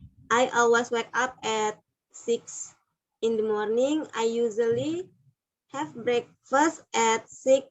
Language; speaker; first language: English; non-native, learner; Indonesian